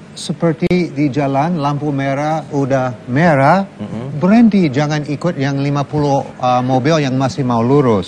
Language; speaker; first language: Indonesian; non-native, learner; English